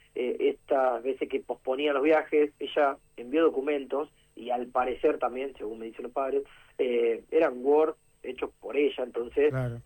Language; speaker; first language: Spanish; native; Spanish